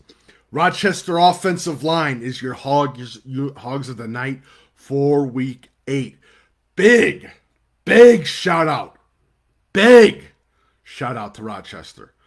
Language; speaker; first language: English; native; English